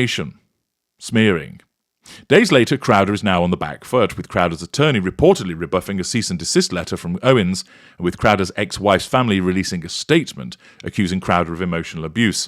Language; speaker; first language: English; native; English